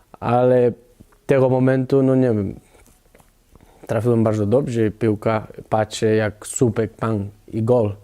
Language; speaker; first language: Polish; non-native, learner; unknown